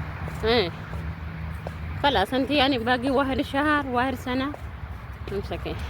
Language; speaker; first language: Arabic; non-native, learner; Amharic